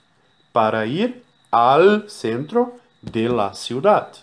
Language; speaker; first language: Spanish; non-native, fluent; Portuguese